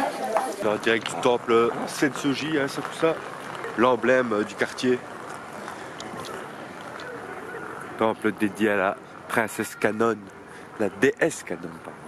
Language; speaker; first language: French; native; French